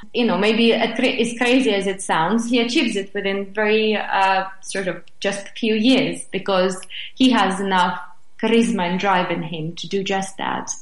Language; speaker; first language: English; non-native, fluent; Russian